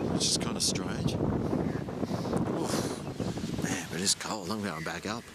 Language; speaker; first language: English; native; English